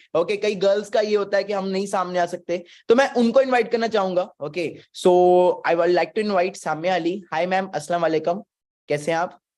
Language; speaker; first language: Hindi; non-native, local second language; Punjabi